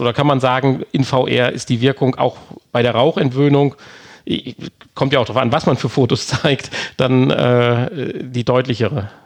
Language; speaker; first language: German; native; German